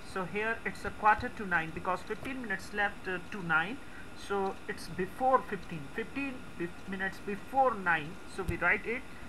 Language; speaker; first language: English; non-native, local second language; Hindi